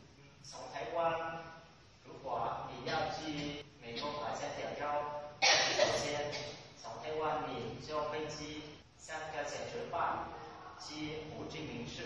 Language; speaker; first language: Chinese; non-native, learner; Vietnamese